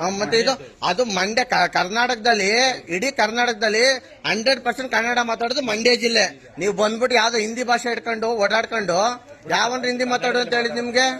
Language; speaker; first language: Kannada; native; Kannada